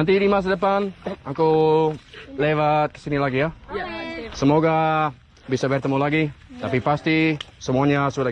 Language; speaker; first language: Indonesian; non-native, learner; Dutch